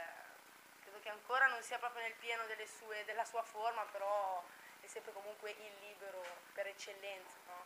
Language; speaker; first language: Italian; native; Italian